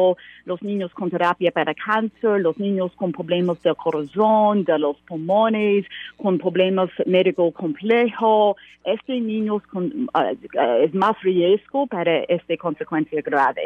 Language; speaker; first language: Spanish; non-native, learner; English